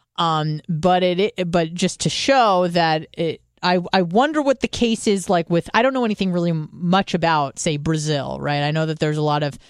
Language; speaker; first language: English; early bilingual, other home language; Hebrew